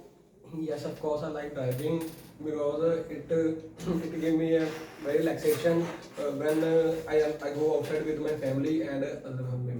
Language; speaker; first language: English; non-native, learner; Punjabi